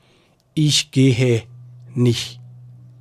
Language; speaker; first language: German; non-native, fluent; Burmese